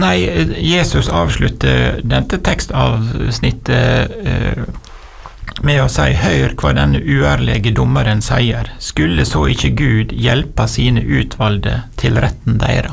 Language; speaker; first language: Norwegian; native; Norwegian